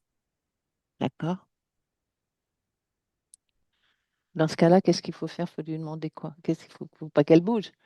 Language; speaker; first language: French; native; French